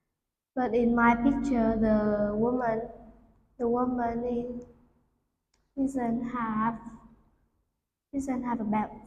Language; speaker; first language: English; non-native, learner; Vietnamese